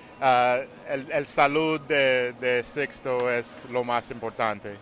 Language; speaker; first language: Spanish; non-native, learner; English